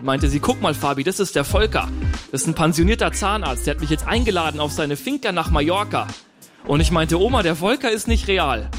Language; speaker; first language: German; native; German